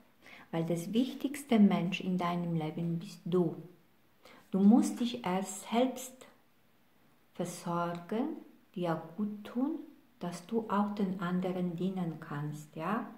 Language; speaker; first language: German; non-native, fluent; Polish